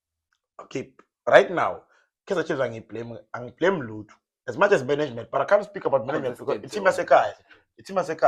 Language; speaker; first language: English; non-native, local second language; Zulu